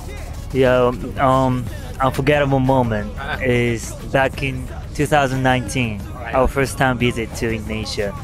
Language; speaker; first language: English; non-native, fluent; Japanese